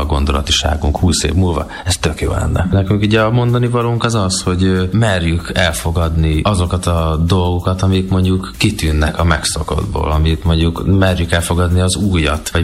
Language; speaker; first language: Hungarian; native; Hungarian